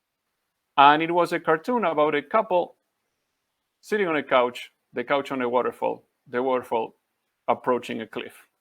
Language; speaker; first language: English; non-native, fluent; Spanish